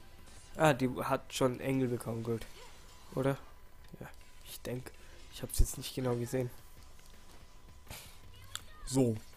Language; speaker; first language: German; native; German